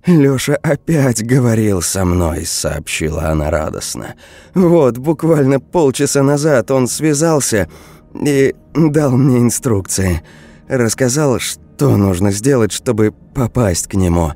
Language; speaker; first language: Russian; native; Russian